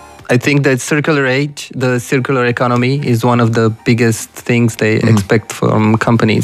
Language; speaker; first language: English; non-native, fluent; Romanian